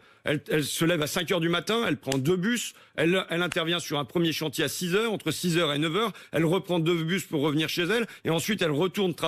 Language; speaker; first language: French; native; French